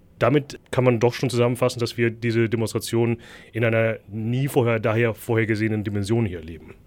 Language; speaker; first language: German; early bilingual, other home language; Thai